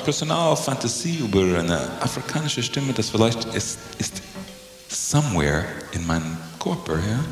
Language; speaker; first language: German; non-native, learner; English